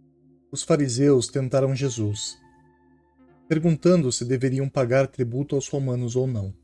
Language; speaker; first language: Portuguese; native; Portuguese